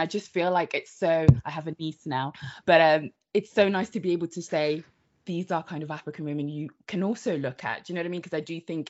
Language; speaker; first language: English; native; English